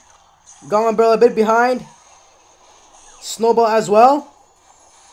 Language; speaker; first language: English; native; English